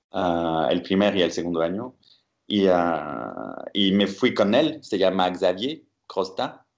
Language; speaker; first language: Spanish; non-native, fluent; French